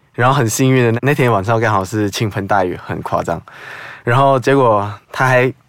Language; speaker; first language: Chinese; non-native, fluent; Kazakh